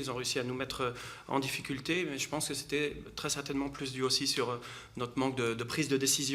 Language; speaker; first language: French; native; French